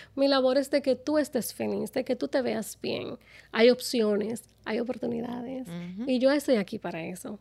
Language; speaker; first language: Spanish; early bilingual, other home language; English